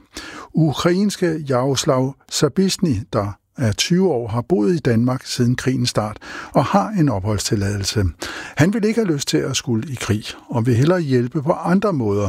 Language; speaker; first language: Danish; native; Danish